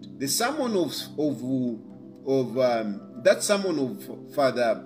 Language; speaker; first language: English; non-native, local second language; Bemba